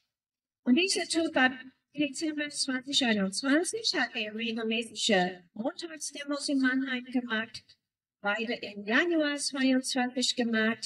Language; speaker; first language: German; non-native, learner; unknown